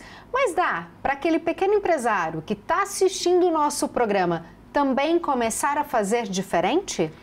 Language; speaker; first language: Portuguese; native; Portuguese